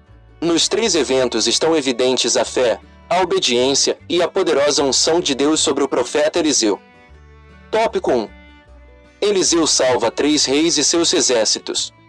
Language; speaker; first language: Portuguese; native; Portuguese